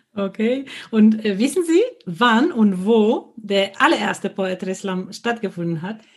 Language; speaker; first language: German; non-native, fluent; Polish